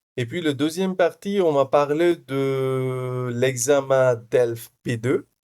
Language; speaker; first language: French; non-native, fluent; Hindi